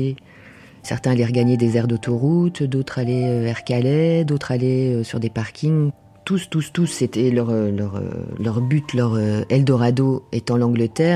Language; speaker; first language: French; native; French